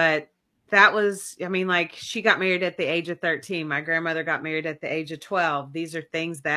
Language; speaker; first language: English; native; English